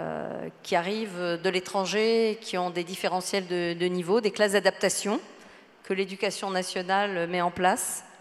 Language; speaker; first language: French; native; French